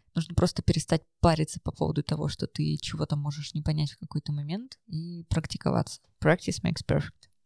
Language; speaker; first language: Russian; native; Russian